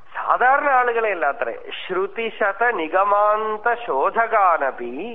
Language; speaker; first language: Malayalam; non-native, local second language; Tamil